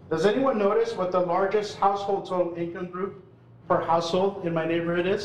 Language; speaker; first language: English; non-native, local second language; Filipino